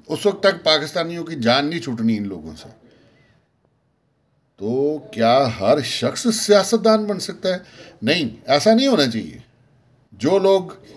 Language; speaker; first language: Urdu; native; Urdu